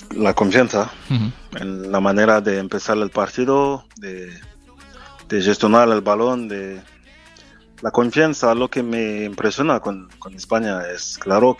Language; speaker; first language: Spanish; non-native, fluent; French